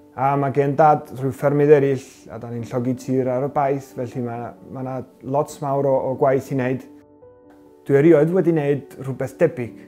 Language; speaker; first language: Welsh; early bilingual, heritage; Spanish